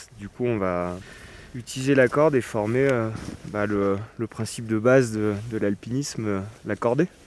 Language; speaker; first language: French; native; French